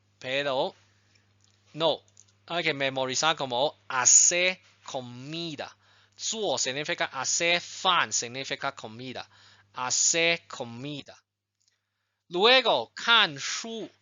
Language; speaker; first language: Spanish; non-native, fluent; Chinese